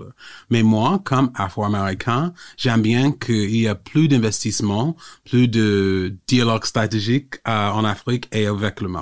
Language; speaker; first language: French; non-native, fluent; English